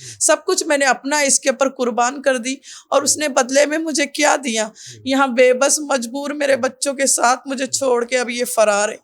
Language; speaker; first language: Urdu; native; Urdu